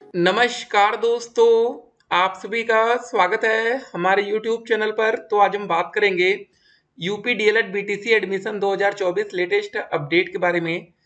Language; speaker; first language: Hindi; native; Hindi